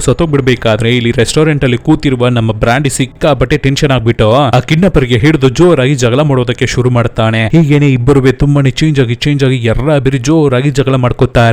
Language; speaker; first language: Kannada; native; Kannada